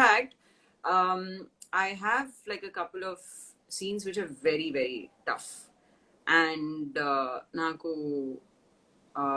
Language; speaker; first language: Telugu; non-native, fluent; Tamil